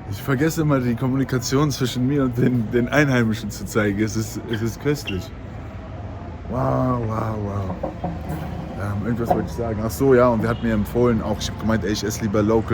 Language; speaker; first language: German; native; German